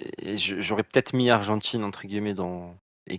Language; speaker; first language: French; native; French